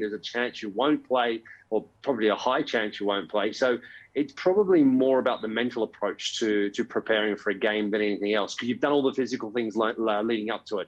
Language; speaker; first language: English; native; English